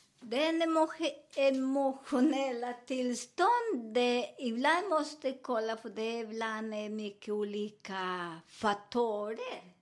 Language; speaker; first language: Swedish; non-native, fluent; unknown